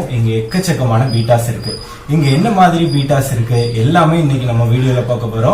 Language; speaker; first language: Tamil; native; Tamil